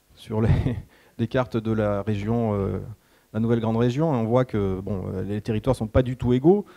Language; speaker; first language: French; native; French